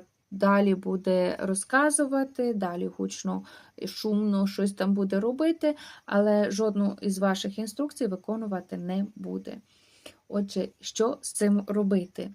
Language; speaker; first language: Ukrainian; native; Ukrainian